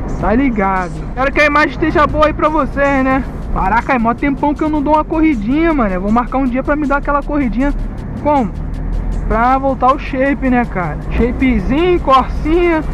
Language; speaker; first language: Portuguese; native; Portuguese